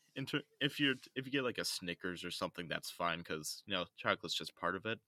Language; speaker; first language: English; native; English